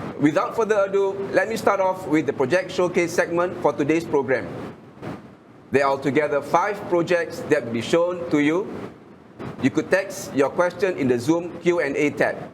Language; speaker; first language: English; non-native, local second language; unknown